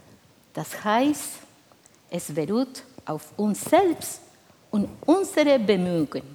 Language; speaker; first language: German; non-native, fluent; Spanish